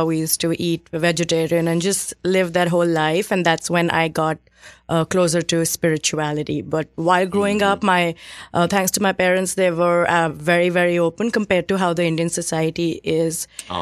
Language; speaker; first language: English; non-native, local second language; Hindi